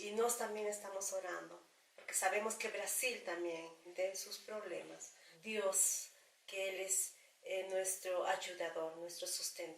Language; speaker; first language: Portuguese; non-native, learner; Spanish